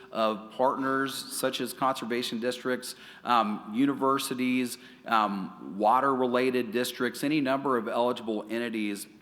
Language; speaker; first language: English; native; English